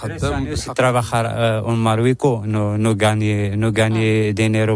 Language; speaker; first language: Spanish; non-native, learner; Arabic